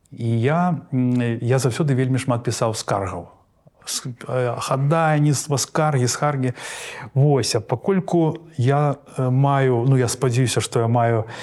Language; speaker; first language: Belarusian; non-native, local second language; Russian